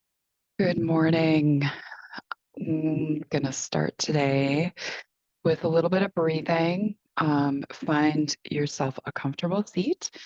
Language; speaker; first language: English; native; English